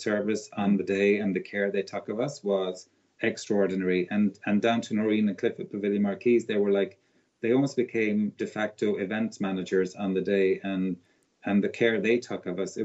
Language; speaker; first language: English; native; English